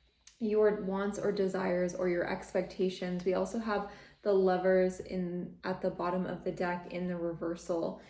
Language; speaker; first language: English; native; English